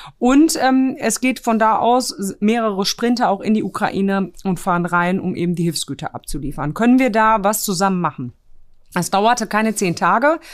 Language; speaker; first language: German; early bilingual, other home language; Polish